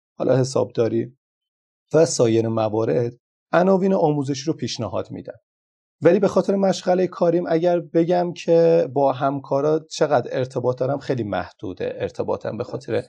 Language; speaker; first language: Persian; non-native, local second language; Azerbaijani